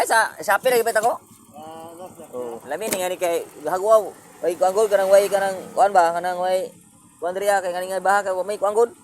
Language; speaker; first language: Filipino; non-native, local second language; Cebuano